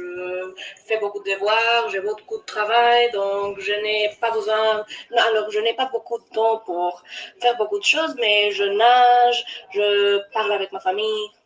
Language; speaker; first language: French; non-native, learner; English